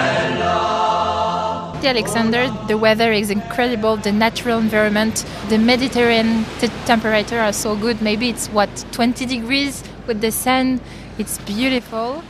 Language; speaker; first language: English; non-native, fluent; French